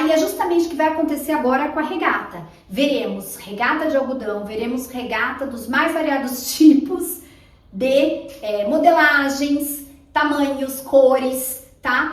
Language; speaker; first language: Portuguese; native; Portuguese